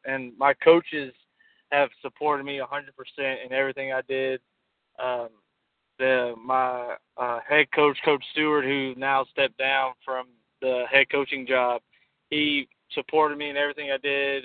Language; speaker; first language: English; native; English